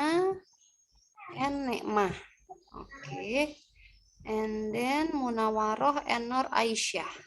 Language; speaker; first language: English; non-native, learner; Indonesian